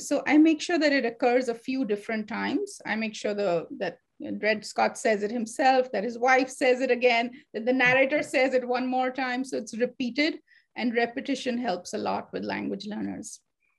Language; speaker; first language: English; non-native, local second language; Hindi